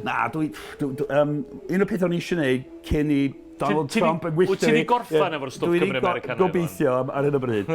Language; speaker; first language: Welsh; non-native, fluent; English